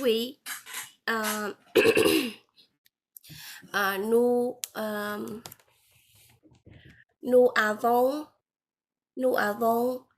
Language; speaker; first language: French; non-native, learner; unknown